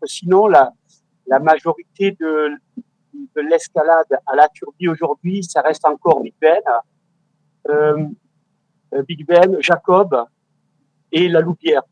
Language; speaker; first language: French; native; French